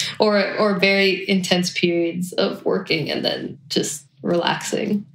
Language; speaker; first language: English; native; English